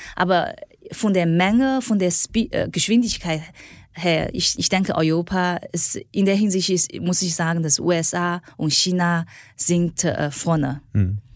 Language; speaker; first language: German; non-native, fluent; Chinese